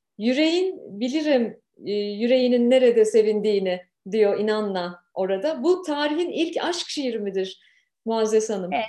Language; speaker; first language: Turkish; native; Turkish